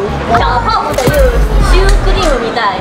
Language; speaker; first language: Japanese; non-native, fluent; Chinese